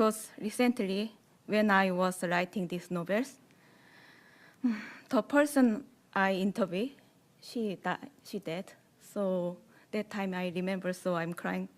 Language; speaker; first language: English; non-native, learner; Korean